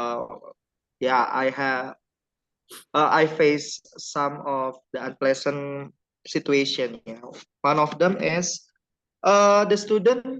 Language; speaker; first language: English; non-native, learner; Indonesian